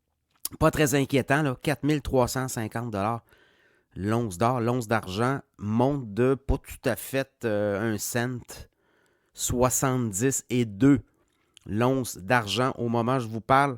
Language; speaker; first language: French; native; French